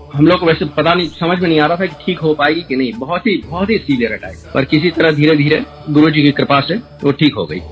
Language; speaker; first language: Hindi; native; Hindi